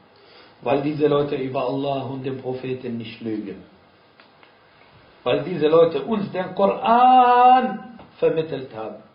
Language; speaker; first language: German; non-native, fluent; Arabic